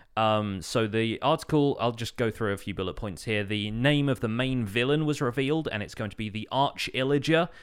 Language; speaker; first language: English; native; English